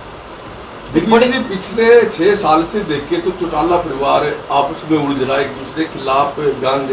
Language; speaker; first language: Hindi; native; Hindi